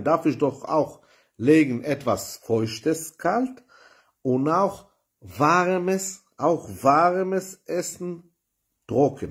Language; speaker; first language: German; non-native, fluent; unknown